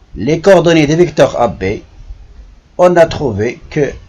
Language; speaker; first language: French; non-native, local second language; Arabic